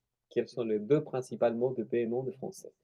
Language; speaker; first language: French; non-native, fluent; Spanish